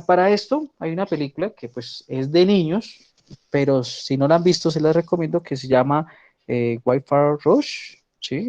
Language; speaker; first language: Spanish; native; Spanish